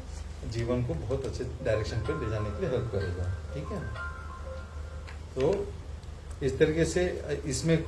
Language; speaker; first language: Hindi; native; Hindi